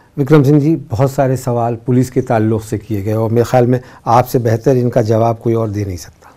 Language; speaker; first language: Hindi; native; Hindi